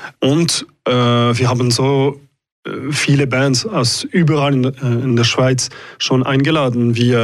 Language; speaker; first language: German; non-native, local second language; French